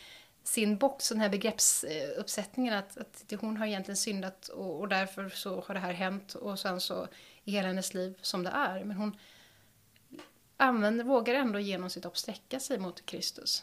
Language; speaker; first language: Swedish; native; Swedish